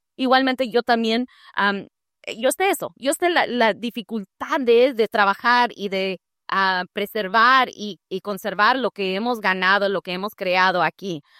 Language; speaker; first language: Spanish; early bilingual, heritage; Spanish